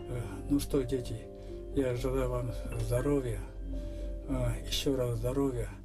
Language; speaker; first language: Russian; non-native, local second language; Korean